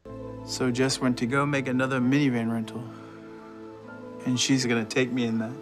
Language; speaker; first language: English; native; English